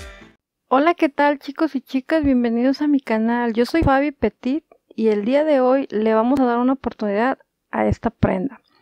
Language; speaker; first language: Spanish; native; Spanish